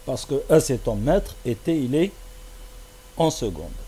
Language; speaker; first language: French; non-native, local second language; Arabic